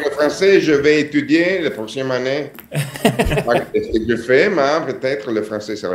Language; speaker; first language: French; non-native, learner; Italian